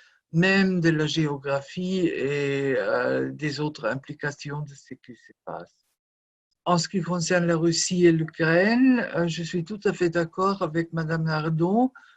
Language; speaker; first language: French; non-native, fluent; German